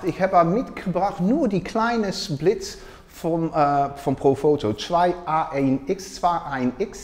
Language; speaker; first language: German; non-native, learner; Dutch